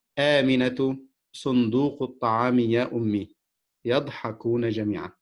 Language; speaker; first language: Arabic; non-native, fluent; Indonesian